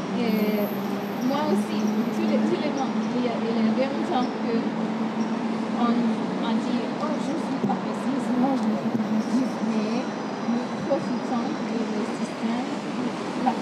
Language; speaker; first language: French; non-native, learner; English